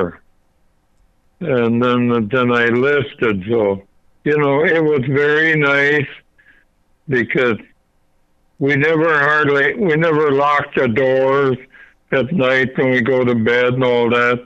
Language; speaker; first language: English; native; English